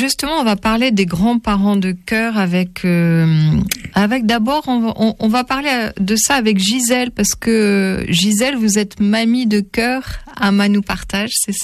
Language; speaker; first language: French; native; French